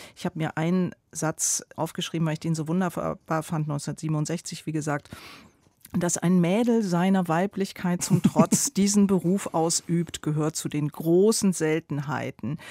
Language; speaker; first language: German; native; German